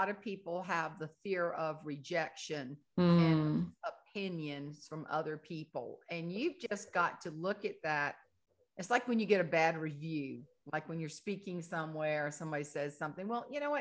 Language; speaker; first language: English; native; English